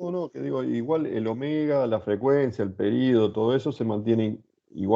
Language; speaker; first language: Spanish; native; Spanish